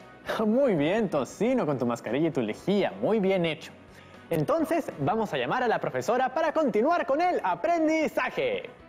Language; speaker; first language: Spanish; native; Spanish